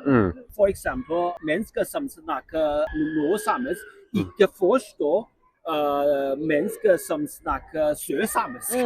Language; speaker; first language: Norwegian; non-native, learner; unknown